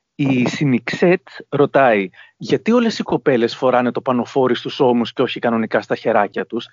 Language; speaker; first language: Greek; native; Greek